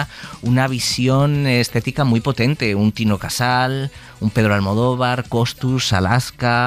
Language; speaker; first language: Spanish; native; Spanish